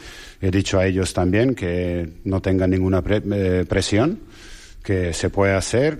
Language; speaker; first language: Spanish; non-native, fluent; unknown